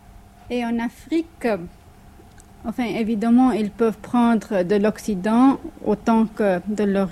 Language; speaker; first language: French; non-native, fluent; Hindi